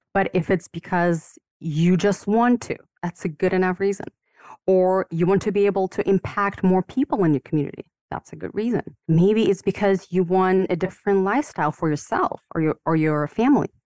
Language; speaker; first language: English; non-native, fluent; Ukrainian